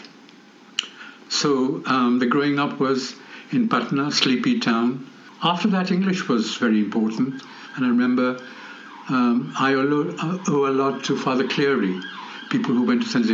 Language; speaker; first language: English; non-native, local second language; Bangla